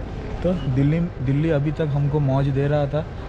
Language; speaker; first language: Hindi; non-native, local second language; Bangla